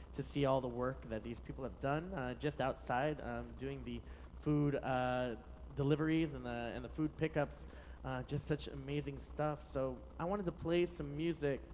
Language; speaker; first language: English; native; English